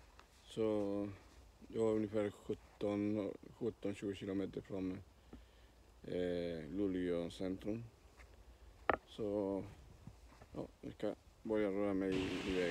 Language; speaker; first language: Swedish; non-native, learner; Spanish